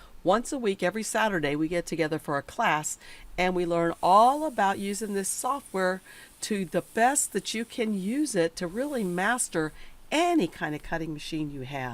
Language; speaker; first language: English; native; English